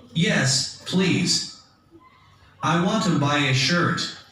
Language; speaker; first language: English; non-native, learner; Indonesian